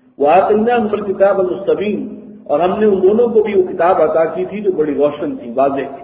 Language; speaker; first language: Urdu; native; Urdu